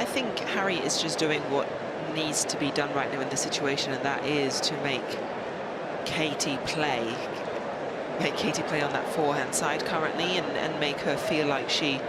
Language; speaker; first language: English; native; English